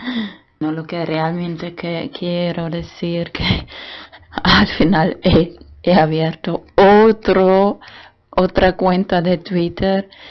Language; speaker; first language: Spanish; non-native, fluent; German